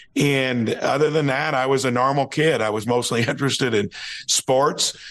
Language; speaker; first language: English; native; English